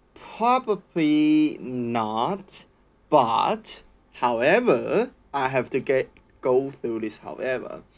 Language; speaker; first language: English; non-native, learner; Chinese